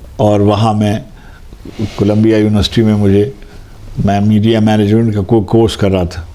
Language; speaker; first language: Urdu; native; Urdu